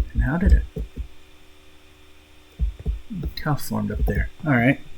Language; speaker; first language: English; native; English